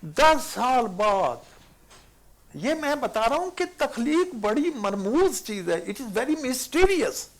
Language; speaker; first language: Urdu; non-native, local second language; Punjabi